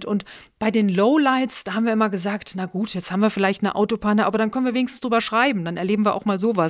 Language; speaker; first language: German; native; German